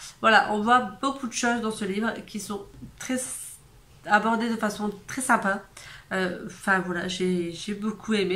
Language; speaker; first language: French; native; French